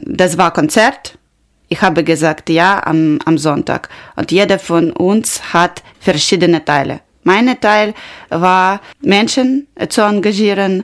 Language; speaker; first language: German; non-native, learner; Ukrainian